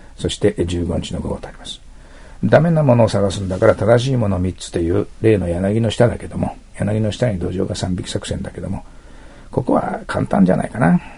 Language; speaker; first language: Japanese; native; Japanese